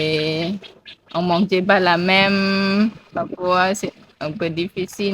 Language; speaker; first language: French; non-native, learner; Thai